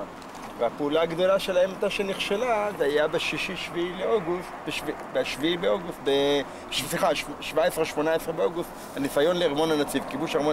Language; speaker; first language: Hebrew; native; Hebrew